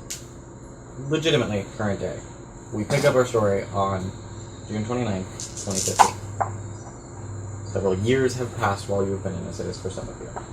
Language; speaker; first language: English; native; English